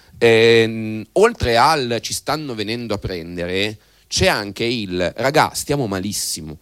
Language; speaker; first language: Italian; native; Italian